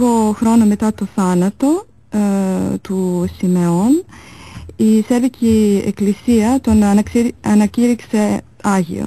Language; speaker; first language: Greek; non-native, fluent; Serbian